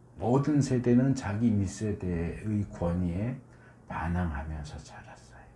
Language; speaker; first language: Korean; native; Korean